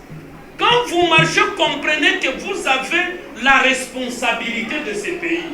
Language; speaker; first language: French; non-native, local second language; Lingala